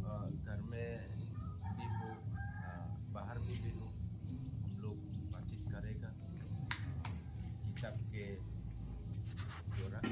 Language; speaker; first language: Hindi; non-native, local second language; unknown